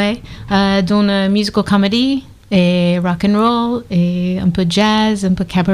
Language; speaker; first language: French; non-native, learner; English